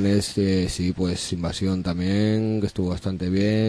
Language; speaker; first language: Spanish; native; Spanish